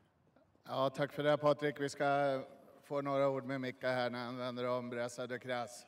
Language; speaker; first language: Swedish; native; Swedish